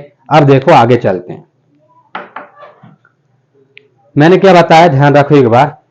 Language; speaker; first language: Hindi; native; Hindi